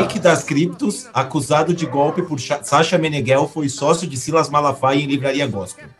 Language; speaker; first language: Portuguese; native; Portuguese